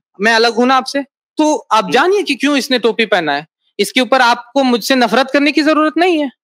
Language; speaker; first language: Hindi; native; Hindi